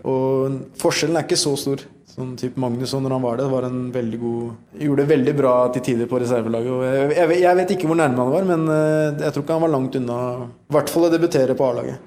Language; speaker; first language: Norwegian; early bilingual, other home language; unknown